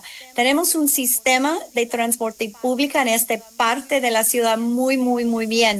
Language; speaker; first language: Spanish; non-native, fluent; English